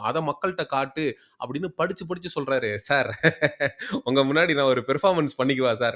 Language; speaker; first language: Tamil; native; Tamil